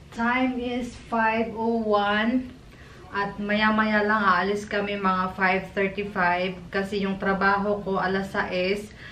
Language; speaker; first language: Filipino; native; Filipino